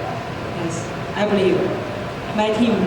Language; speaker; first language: English; non-native, learner; Chinese